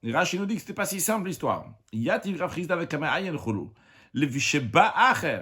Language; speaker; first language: French; native; French